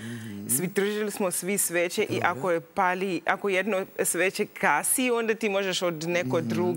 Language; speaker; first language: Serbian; non-native, learner; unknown